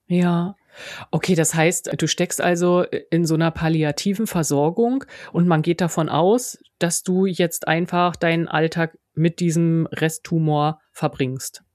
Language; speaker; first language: German; native; German